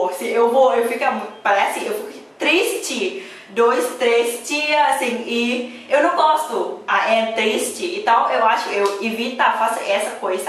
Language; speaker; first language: Portuguese; non-native, learner; Thai